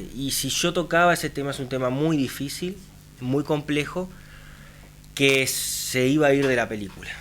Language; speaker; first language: Spanish; native; Spanish